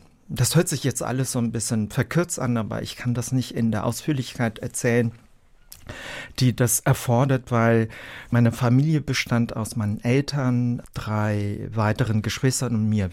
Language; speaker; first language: German; early bilingual, other home language; Vietnamese